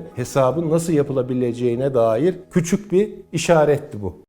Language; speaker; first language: Turkish; native; Turkish